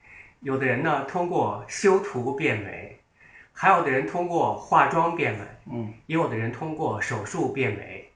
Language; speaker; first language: Chinese; native; Chinese